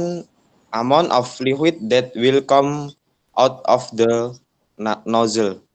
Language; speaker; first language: English; non-native, learner; Indonesian